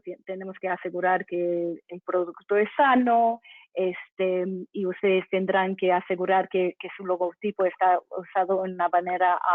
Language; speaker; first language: Spanish; non-native, fluent; English